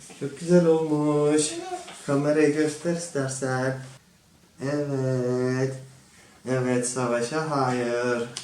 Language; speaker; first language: Turkish; native; Turkish